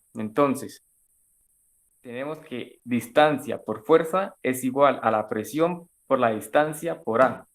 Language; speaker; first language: Spanish; native; Spanish